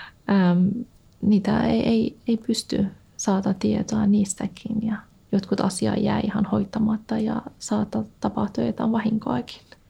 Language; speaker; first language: Finnish; non-native, fluent; Persian